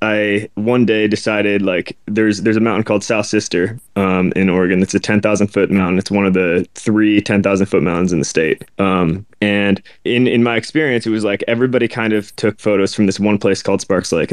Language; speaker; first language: English; native; English